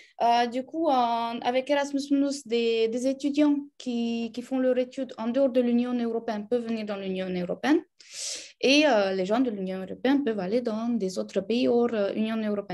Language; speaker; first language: French; non-native, fluent; Romanian